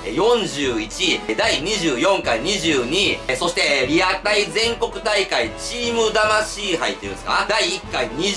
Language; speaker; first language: Japanese; native; Japanese